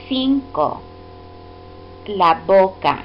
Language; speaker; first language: Spanish; non-native, fluent; English